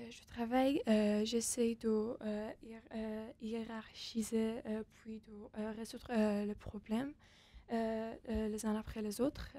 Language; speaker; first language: French; non-native, fluent; Persian